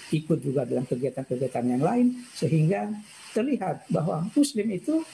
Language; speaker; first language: Indonesian; native; Indonesian